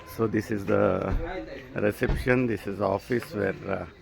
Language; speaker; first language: English; non-native, local second language; Telugu